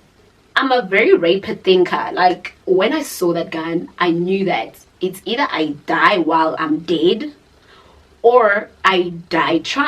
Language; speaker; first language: English; non-native, local second language; Zulu